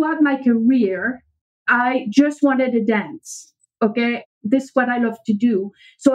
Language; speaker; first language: English; non-native, fluent; French